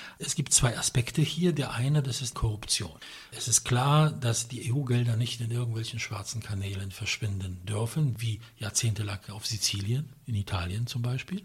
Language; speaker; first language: German; non-native, fluent; Polish